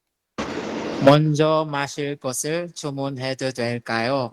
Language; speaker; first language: Korean; non-native, learner; Filipino